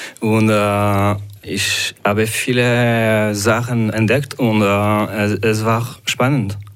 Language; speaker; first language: German; non-native, local second language; French